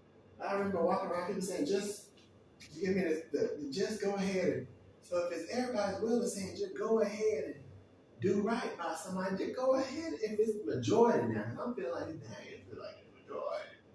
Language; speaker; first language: English; native; English